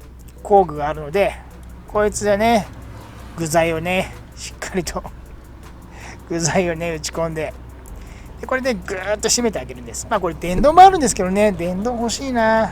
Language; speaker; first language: Japanese; native; Japanese